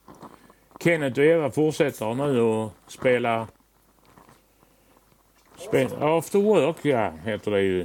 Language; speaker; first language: Swedish; native; Swedish